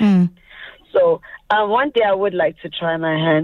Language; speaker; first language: English; non-native, local second language; Zulu